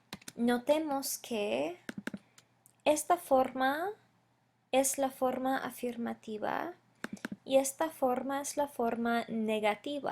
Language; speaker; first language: Spanish; non-native, fluent; English